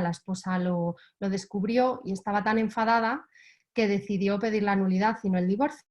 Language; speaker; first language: Spanish; native; Spanish